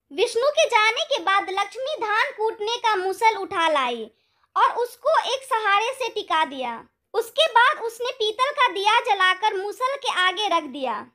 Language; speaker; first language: Hindi; native; Hindi